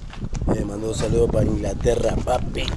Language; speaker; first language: Spanish; native; Spanish